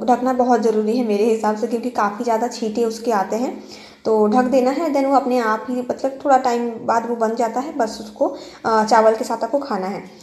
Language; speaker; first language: Hindi; non-native, local second language; Bangla